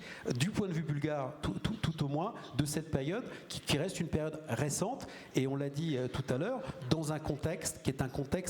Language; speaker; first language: French; native; French